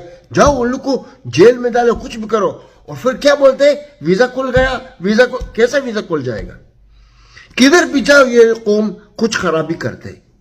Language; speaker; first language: Hindi; non-native, learner; Arabic